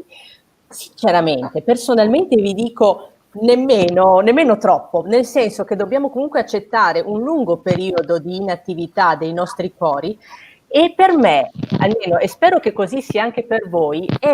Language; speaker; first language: Italian; native; Italian